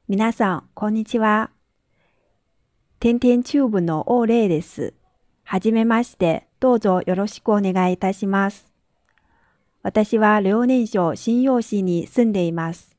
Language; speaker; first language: Japanese; non-native, fluent; Chinese